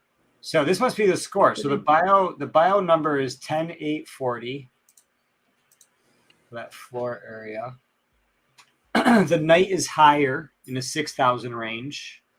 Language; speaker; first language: English; native; English